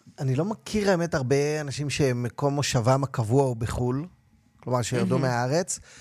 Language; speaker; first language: Hebrew; native; Hebrew